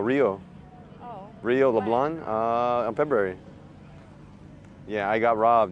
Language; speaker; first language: English; early bilingual, other home language; Spanish